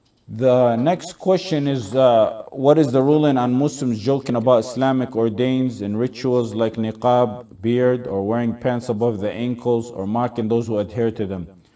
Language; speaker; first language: English; early bilingual, other home language; Arabic